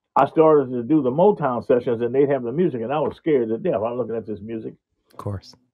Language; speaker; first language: English; native; English